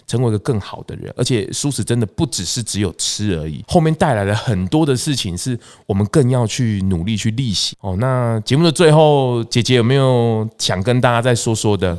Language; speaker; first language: Chinese; native; Chinese